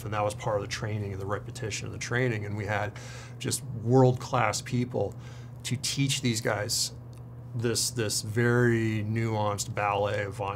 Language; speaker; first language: English; native; English